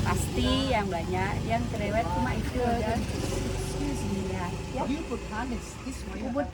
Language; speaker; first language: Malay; non-native, local second language; Balinese